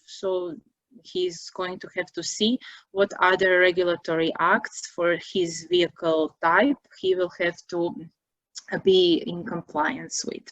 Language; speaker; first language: English; non-native, fluent; Croatian